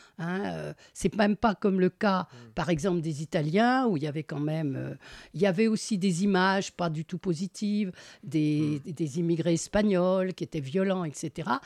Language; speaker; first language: French; native; French